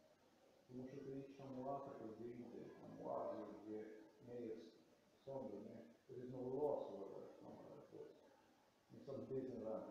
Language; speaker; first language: Polish; non-native, learner; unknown